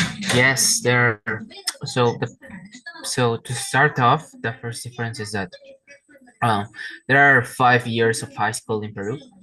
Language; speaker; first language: English; early bilingual, other home language; Spanish